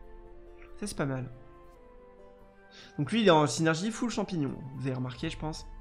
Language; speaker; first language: French; native; French